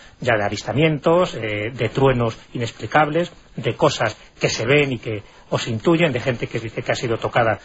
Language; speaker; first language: Spanish; native; Spanish